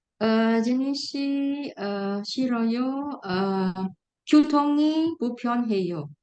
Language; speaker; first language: Korean; non-native, learner; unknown